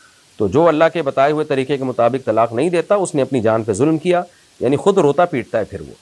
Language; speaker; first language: Urdu; native; Urdu